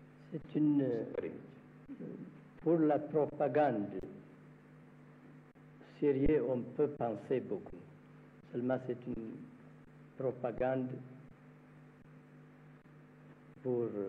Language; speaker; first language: French; non-native, fluent; Amharic